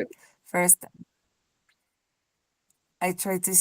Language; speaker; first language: English; non-native, learner; Spanish